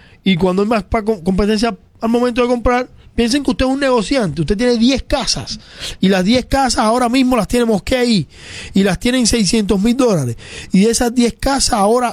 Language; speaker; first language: Spanish; native; Spanish